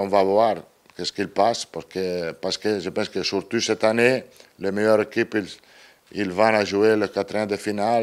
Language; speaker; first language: French; non-native, learner; Italian